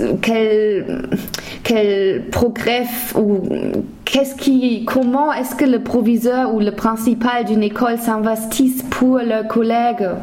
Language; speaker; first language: French; non-native, fluent; German